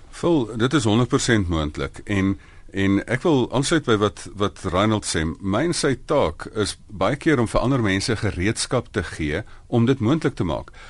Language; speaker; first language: Afrikaans; native; Afrikaans